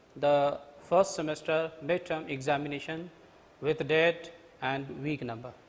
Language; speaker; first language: English; non-native, local second language; Urdu